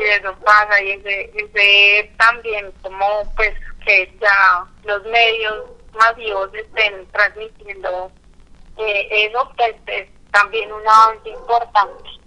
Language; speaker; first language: Spanish; non-native, fluent; French